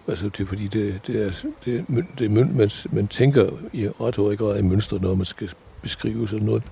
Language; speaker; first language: Danish; native; Danish